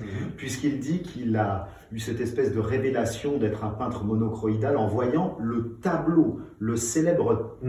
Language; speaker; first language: French; native; French